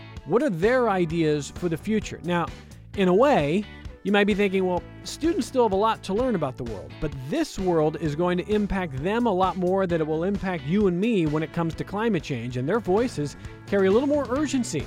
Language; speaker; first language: English; native; English